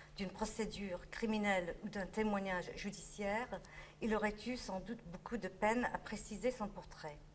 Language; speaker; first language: French; non-native, fluent; English